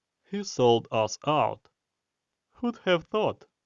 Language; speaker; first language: English; non-native, fluent; Ukrainian